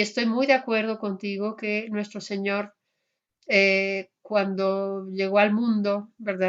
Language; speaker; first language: Spanish; native; Spanish